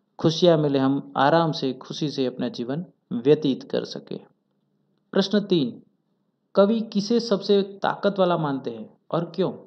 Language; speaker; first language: Hindi; non-native, local second language; Gujarati